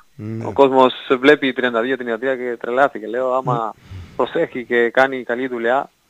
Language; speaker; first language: Greek; non-native, learner; Spanish